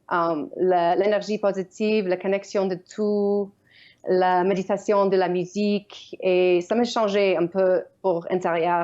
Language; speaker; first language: French; non-native, learner; Ukrainian